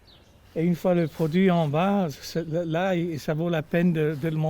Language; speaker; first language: French; non-native, fluent; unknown